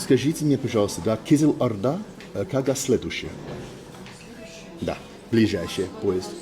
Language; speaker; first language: Russian; non-native, learner; English